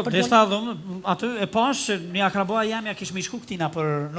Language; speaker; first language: Albanian; native; Albanian